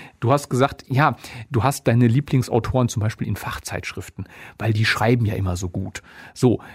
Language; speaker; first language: German; native; German